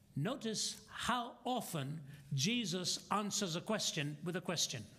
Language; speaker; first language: English; non-native, local second language; Hindi